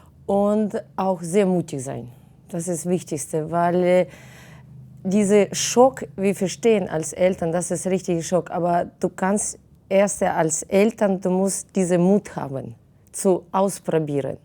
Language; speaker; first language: German; non-native, fluent; Russian